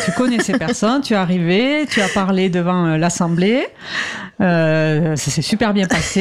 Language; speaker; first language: French; native; French